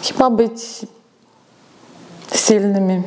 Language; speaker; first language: Polish; non-native, learner; Ukrainian